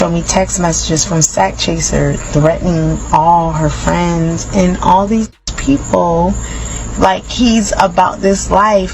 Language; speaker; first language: English; native; English